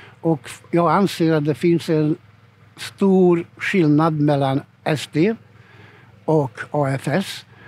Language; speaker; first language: Swedish; non-native, fluent; Hungarian